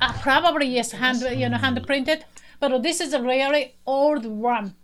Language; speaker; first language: English; non-native, fluent; Japanese